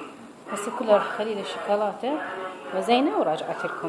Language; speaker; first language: Arabic; native; Arabic